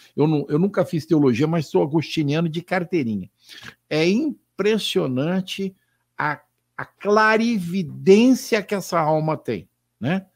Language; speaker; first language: Portuguese; native; Portuguese